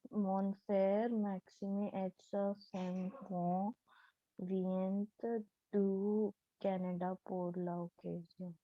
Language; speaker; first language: French; non-native, learner; Hindi